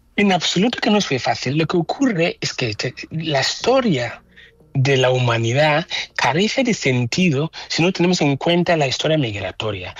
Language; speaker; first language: Spanish; non-native, fluent; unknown